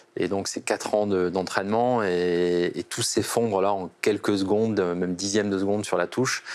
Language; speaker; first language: French; native; French